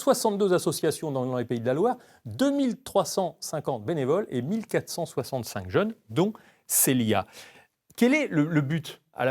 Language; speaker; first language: French; native; French